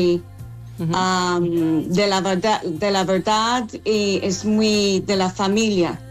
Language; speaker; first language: Spanish; non-native, fluent; English